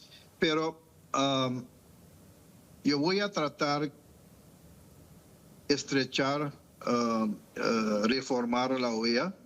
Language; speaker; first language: Spanish; non-native, fluent; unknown